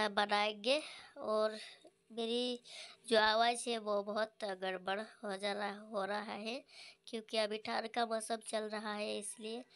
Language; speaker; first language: Hindi; native; Hindi